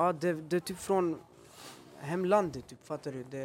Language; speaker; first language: Swedish; early bilingual, other home language; Albanian